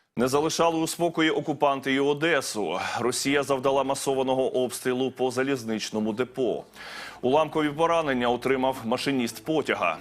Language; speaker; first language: Ukrainian; native; Ukrainian